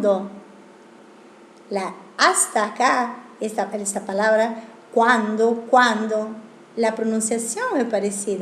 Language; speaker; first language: Spanish; non-native, fluent; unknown